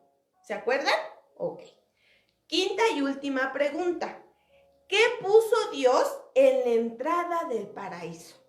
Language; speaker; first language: Spanish; native; Spanish